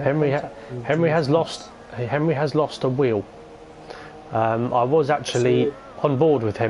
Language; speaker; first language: English; native; English